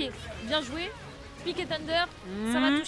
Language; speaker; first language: French; native; French